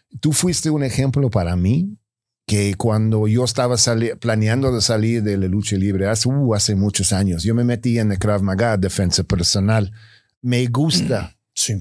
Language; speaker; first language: Spanish; non-native, fluent; English